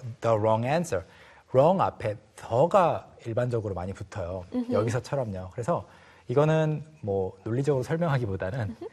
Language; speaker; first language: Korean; native; Korean